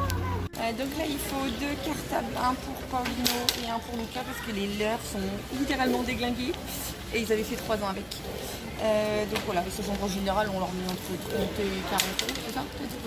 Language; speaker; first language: French; native; French